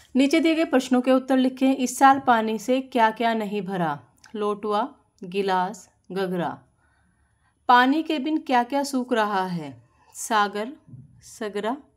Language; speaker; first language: Hindi; native; Hindi